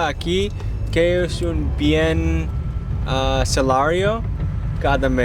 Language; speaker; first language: Spanish; non-native, learner; English